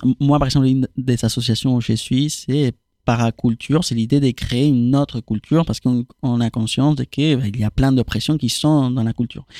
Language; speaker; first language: French; non-native, fluent; Spanish